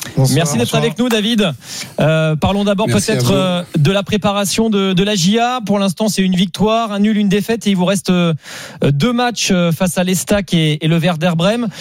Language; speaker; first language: French; native; French